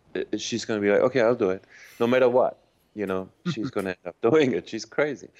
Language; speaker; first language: English; non-native, fluent; German